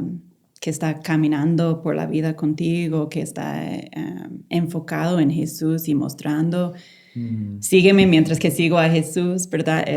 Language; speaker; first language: Spanish; non-native, fluent; English